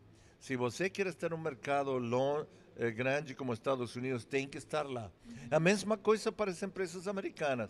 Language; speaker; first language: Portuguese; non-native, fluent; English